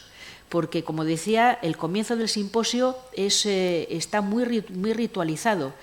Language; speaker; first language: Spanish; native; Spanish